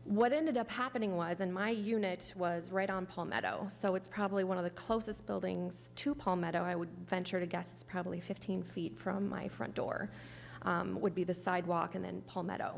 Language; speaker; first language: English; native; English